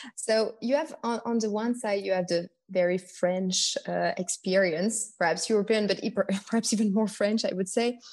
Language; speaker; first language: English; non-native, fluent; French